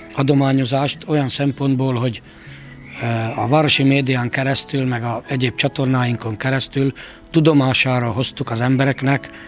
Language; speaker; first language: Hungarian; native; Hungarian